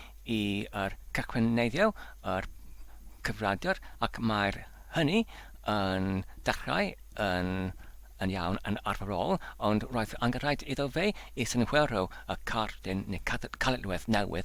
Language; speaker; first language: Welsh; non-native, learner; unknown